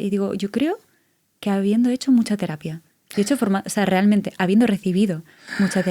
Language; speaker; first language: Spanish; native; Spanish